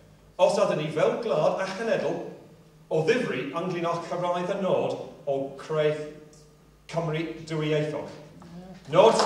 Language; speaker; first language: Welsh; non-native, fluent; English